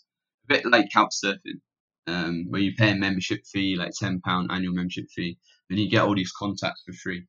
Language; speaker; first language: English; native; English